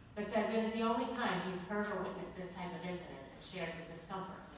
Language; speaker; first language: English; native; English